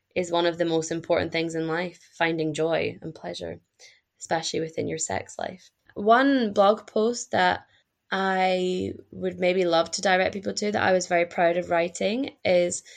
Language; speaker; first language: English; native; English